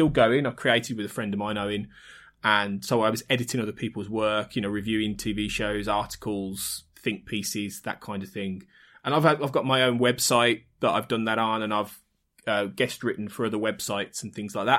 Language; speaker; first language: English; native; English